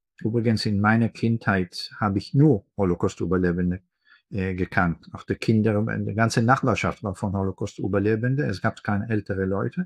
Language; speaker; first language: German; non-native, fluent; Hebrew